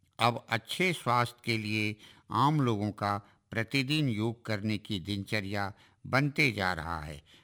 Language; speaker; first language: Hindi; native; Hindi